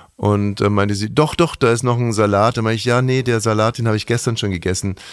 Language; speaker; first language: German; native; German